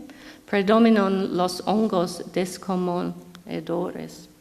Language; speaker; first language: Spanish; non-native, fluent; English